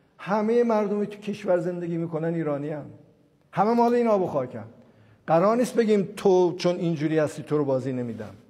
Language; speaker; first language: Persian; non-native, local second language; Azerbaijani